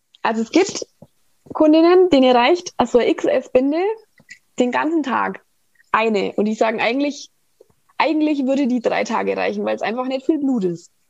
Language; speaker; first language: German; native; German